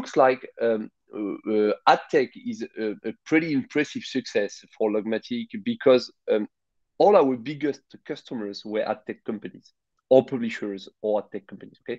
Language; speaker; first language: English; non-native, fluent; French